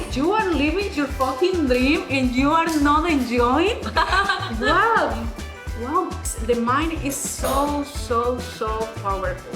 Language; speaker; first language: English; non-native, fluent; Spanish